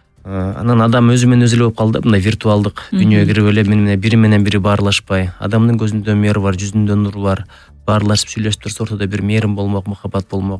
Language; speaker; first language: Kyrgyz; native; Kyrgyz